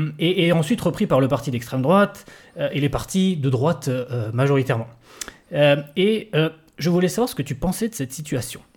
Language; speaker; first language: French; native; French